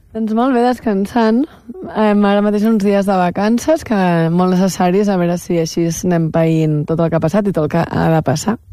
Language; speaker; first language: Catalan; native; Catalan